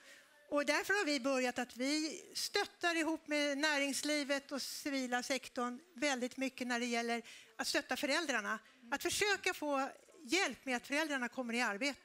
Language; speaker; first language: Swedish; native; Swedish